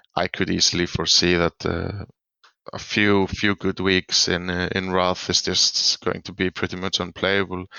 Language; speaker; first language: English; non-native, fluent; Swedish